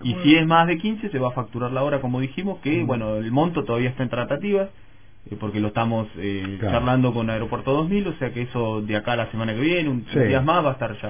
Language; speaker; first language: Spanish; native; Spanish